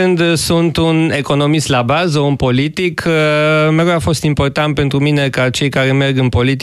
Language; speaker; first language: Romanian; native; Romanian